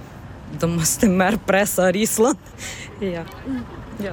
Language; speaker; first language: Swedish; non-native, learner; Ukrainian